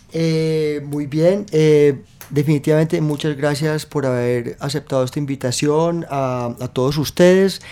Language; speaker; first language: Spanish; native; Spanish